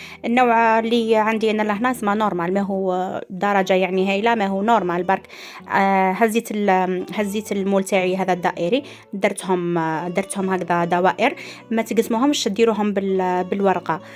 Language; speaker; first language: Arabic; native; Arabic